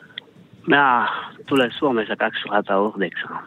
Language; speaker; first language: Finnish; non-native, learner; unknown